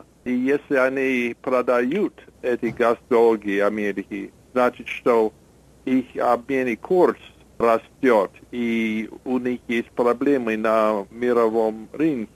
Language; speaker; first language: Russian; non-native, fluent; English